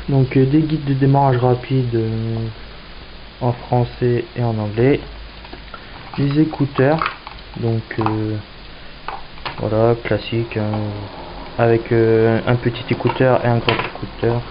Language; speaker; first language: French; native; French